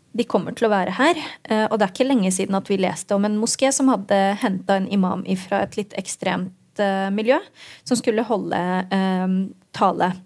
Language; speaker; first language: Norwegian; early bilingual, other home language; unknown